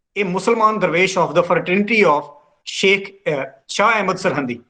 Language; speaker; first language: English; non-native, local second language; Punjabi